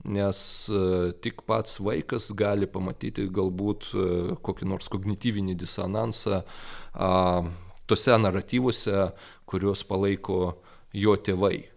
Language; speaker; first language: Lithuanian; non-native, local second language; Russian